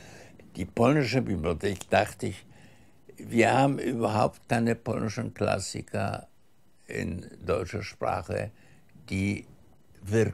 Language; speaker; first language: German; early bilingual, heritage; German